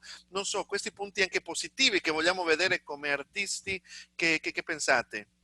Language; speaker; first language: Italian; non-native, fluent; Spanish